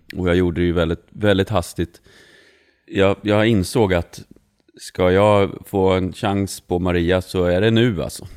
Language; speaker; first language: Swedish; native; Swedish